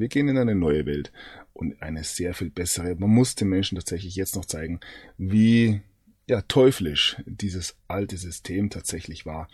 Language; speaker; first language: German; native; German